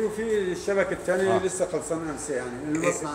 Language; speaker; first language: Arabic; native; Arabic